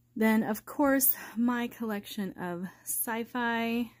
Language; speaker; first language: English; native; English